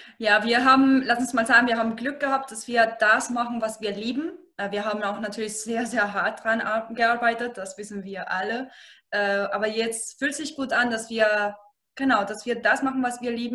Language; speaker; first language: German; non-native, fluent; Spanish